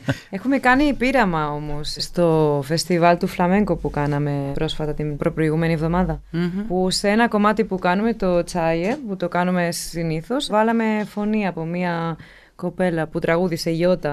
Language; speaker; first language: Greek; non-native, fluent; French